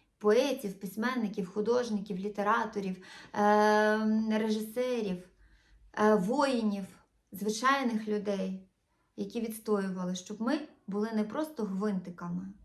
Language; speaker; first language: Ukrainian; non-native, local second language; Russian